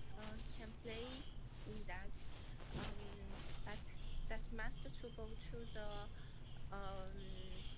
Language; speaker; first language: English; non-native, learner; Chinese